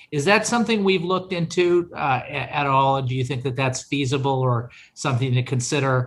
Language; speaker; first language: English; native; English